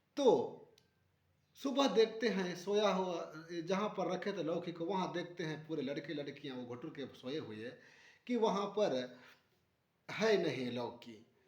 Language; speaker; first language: Hindi; non-native, local second language; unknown